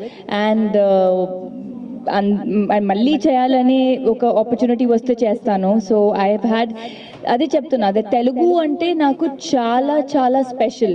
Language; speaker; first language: Telugu; non-native, local second language; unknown